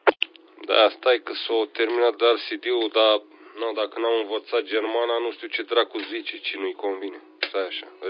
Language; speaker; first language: Romanian; native; Romanian